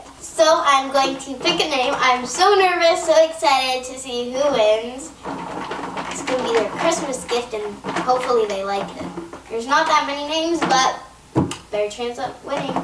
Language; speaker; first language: English; native; English